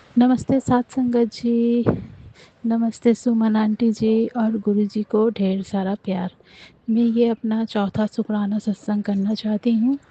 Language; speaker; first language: Hindi; non-native, local second language; Nepali